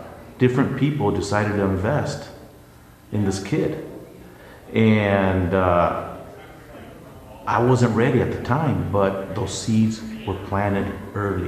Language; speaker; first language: English; early bilingual, other home language; Spanish